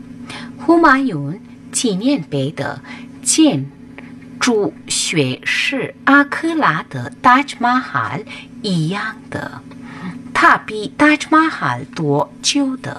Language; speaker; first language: Chinese; non-native, fluent; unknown